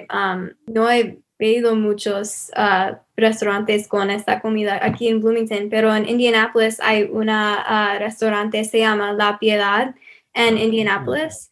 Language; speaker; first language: Spanish; non-native, learner; English